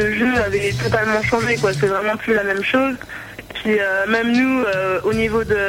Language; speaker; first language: French; native; French